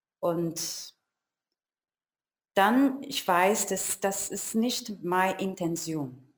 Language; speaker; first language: German; non-native, learner; Chinese